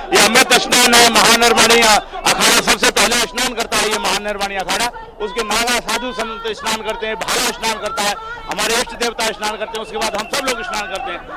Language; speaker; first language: Hindi; non-native, local second language; Marathi